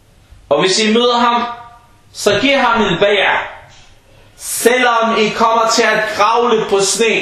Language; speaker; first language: Danish; early bilingual, other home language; Arabic